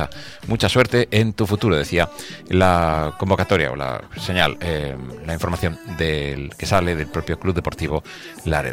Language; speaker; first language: Spanish; native; Spanish